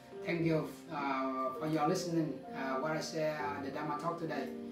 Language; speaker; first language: English; non-native, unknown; Vietnamese